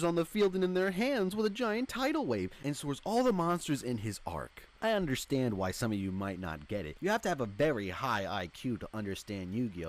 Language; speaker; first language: English; native; English